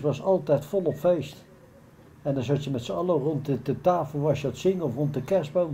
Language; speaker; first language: Dutch; native; Dutch